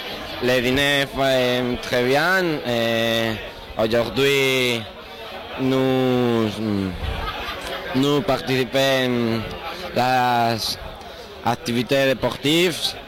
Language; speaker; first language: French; non-native, learner; Spanish